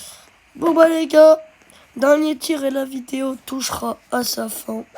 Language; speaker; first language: French; native; French